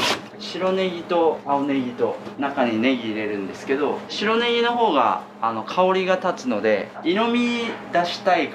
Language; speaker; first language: Japanese; native; Japanese